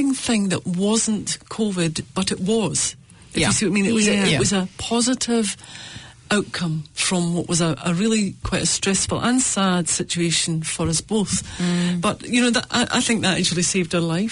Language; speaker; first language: English; native; English